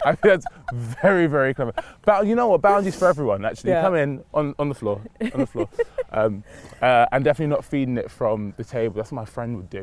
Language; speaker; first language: English; native; English